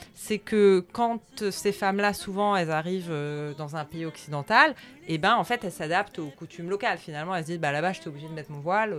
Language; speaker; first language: French; early bilingual, other home language; Arabic